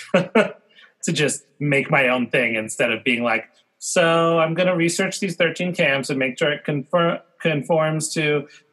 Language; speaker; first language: English; native; English